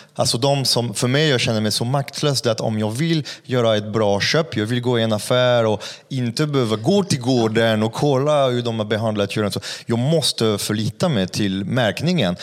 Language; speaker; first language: Swedish; non-native, fluent; French